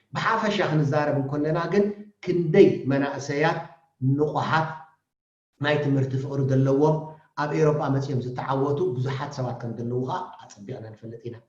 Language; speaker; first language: Tigrinya; native; Tigrinya